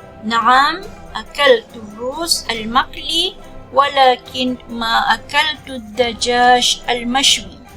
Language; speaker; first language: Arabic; non-native, fluent; Malay